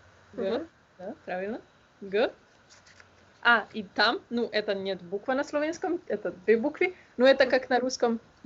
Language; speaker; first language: Russian; non-native, learner; Slovenian